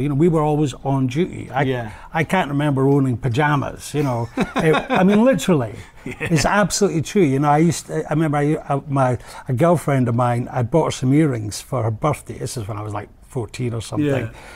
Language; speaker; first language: English; native; English